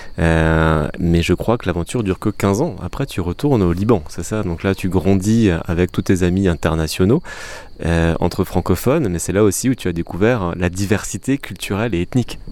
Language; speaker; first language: French; native; French